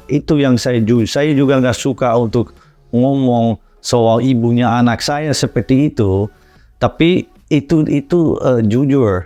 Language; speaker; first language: Indonesian; non-native, learner; Dutch